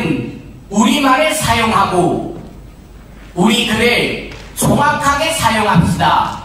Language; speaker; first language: Korean; native; Korean